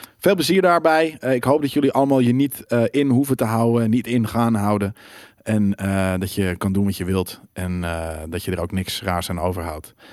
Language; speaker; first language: Dutch; native; Dutch